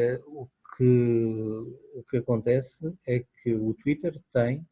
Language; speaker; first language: Portuguese; native; Portuguese